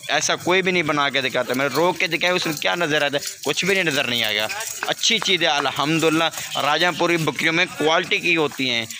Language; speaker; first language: Urdu; non-native, local second language; Saraiki